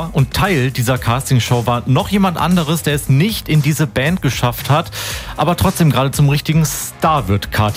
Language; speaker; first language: German; native; German